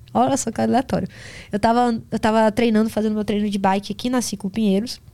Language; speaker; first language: Portuguese; native; Portuguese